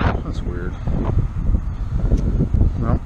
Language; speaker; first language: English; native; English